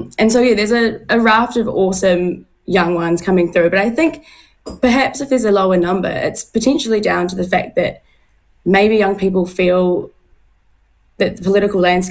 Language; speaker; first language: English; native; English